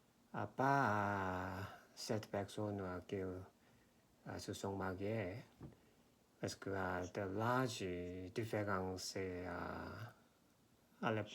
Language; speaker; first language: French; non-native, learner; Korean